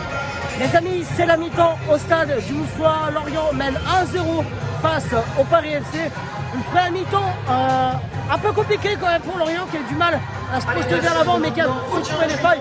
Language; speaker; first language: French; native; French